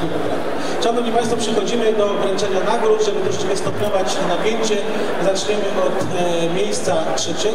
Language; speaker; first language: Polish; native; Polish